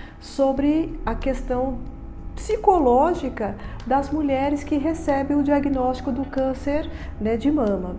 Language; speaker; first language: Portuguese; native; Portuguese